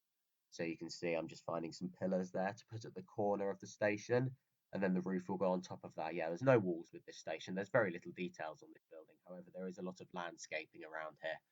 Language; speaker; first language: English; native; English